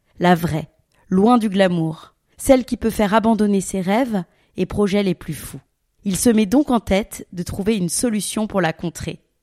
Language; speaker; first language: French; native; French